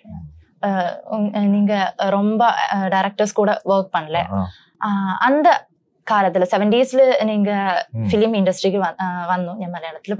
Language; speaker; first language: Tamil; non-native, learner; Malayalam